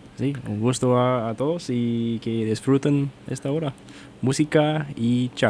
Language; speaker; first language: Spanish; non-native, learner; English